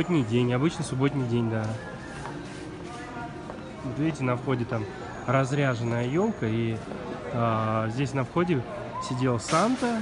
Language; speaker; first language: Russian; native; Russian